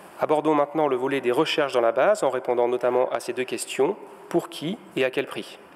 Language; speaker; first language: French; native; French